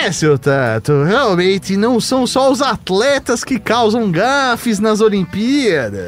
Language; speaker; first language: Portuguese; native; Portuguese